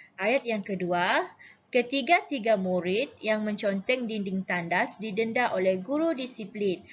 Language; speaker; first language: Malay; native; Malay